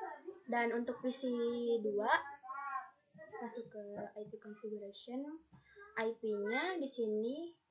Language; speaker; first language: Indonesian; native; Indonesian